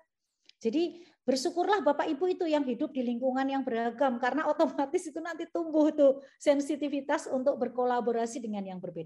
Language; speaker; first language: Indonesian; native; Indonesian